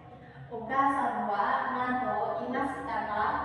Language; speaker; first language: Japanese; non-native, learner; Vietnamese